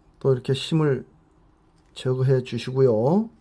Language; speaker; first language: Korean; native; Korean